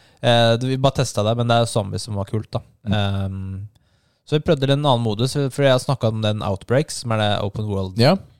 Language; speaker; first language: Norwegian; native; Norwegian